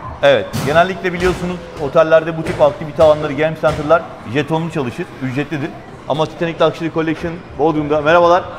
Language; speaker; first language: Turkish; native; Turkish